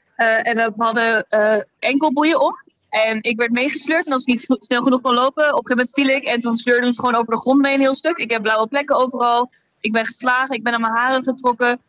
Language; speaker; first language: Dutch; native; Dutch